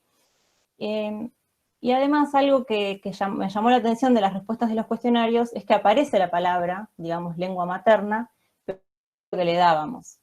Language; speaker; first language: Spanish; native; Spanish